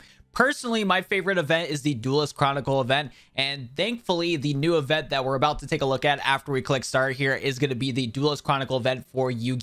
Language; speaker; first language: English; native; English